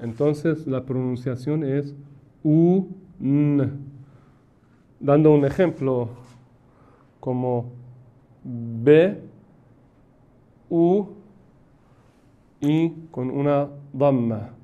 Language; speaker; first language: Spanish; non-native, fluent; Persian